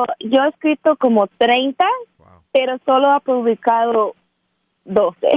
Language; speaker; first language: Spanish; early bilingual, heritage; Spanish